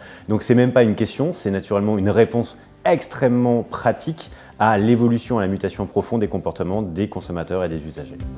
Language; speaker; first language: French; native; French